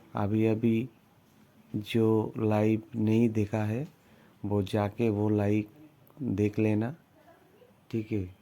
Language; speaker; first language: Hindi; non-native, local second language; Bangla